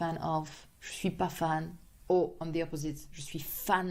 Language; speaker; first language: French; non-native, fluent; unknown